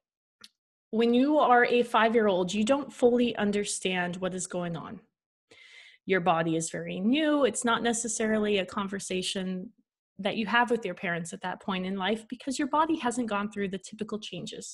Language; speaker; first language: English; native; English